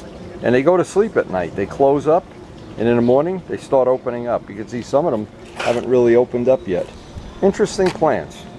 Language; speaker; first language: English; native; English